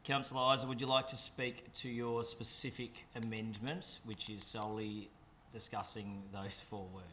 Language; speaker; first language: English; native; English